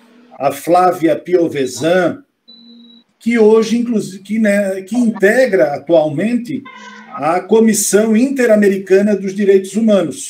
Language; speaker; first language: Portuguese; native; Portuguese